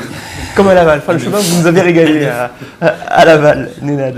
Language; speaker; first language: French; native; French